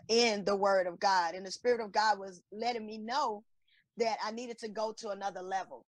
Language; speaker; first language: English; native; English